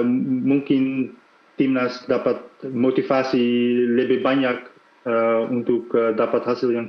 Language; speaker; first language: Indonesian; non-native, fluent; Dutch